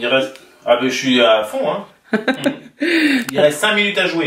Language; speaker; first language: French; native; French